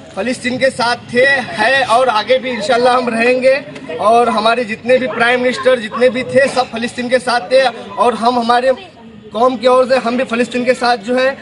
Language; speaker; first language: Hindi; native; Hindi